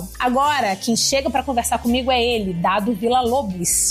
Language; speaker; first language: Portuguese; native; Portuguese